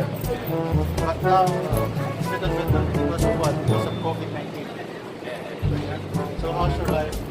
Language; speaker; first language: English; non-native, learner; Filipino